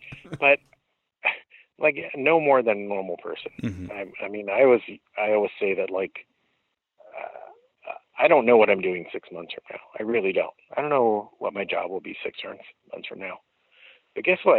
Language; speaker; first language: English; native; English